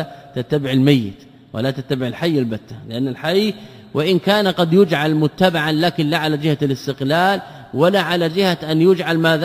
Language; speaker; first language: Arabic; native; Arabic